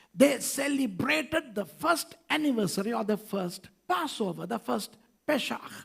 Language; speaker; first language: English; non-native, local second language; Sinhala